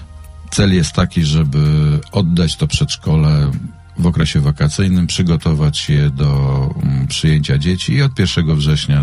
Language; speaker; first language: Polish; native; Polish